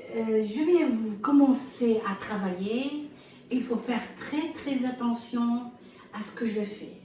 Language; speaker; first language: French; non-native, fluent; Arabic